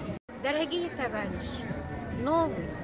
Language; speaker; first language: Ukrainian; non-native, local second language; Russian